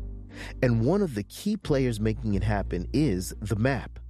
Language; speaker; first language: English; native; English